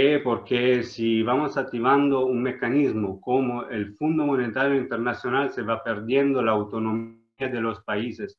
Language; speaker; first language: Spanish; non-native, learner; Italian